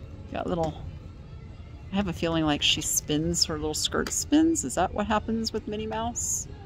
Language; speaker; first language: English; native; English